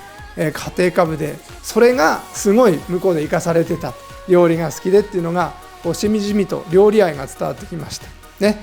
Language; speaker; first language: Japanese; native; Japanese